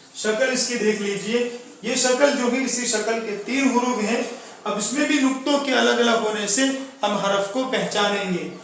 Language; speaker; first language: Urdu; non-native, local second language; Gujarati